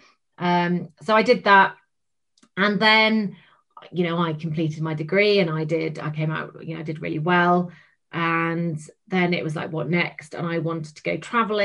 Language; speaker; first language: English; native; English